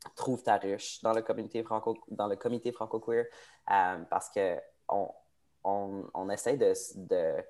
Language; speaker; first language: French; native; French